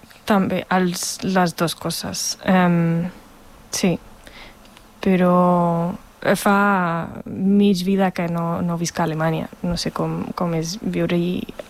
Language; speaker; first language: Catalan; non-native, fluent; German